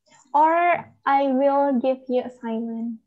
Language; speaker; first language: English; non-native, learner; Indonesian